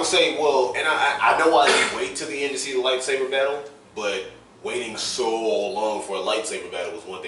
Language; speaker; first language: English; native; English